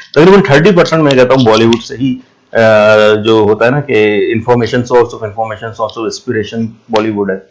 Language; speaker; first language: Urdu; non-native, fluent; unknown